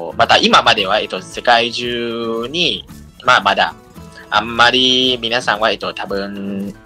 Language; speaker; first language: Japanese; non-native, learner; Thai